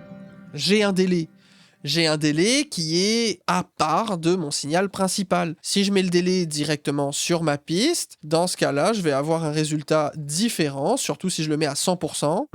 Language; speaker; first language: French; native; French